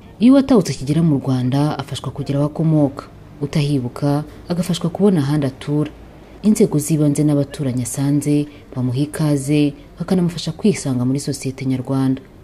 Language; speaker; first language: Kinyarwanda; native; Kinyarwanda